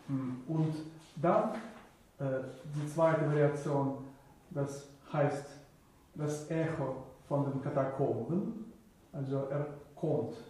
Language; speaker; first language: German; non-native, fluent; Russian